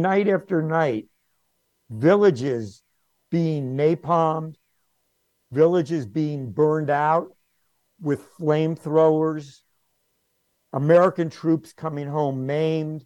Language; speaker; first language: English; native; English